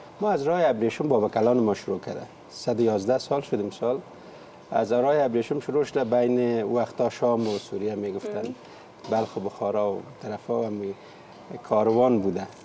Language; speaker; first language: Persian; native; Persian